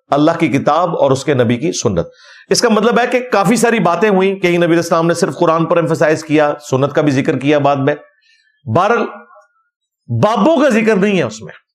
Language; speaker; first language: Urdu; non-native, local second language; Punjabi